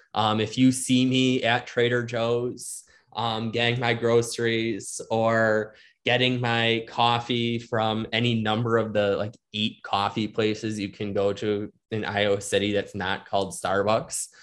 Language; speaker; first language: English; native; English